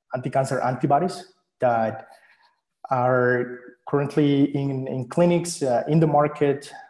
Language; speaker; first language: English; non-native, fluent; Spanish